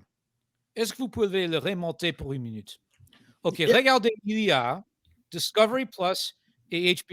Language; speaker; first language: French; non-native, fluent; English